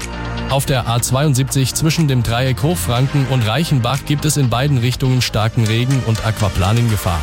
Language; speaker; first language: German; native; German